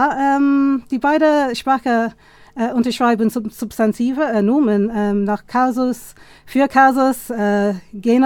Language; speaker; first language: German; non-native, fluent; English